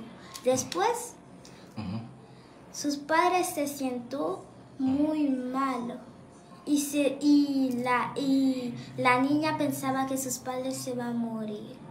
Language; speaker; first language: Spanish; non-native, learner; Haitian Creole